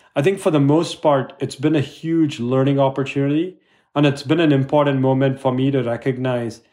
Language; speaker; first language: English; non-native, local second language; Tamil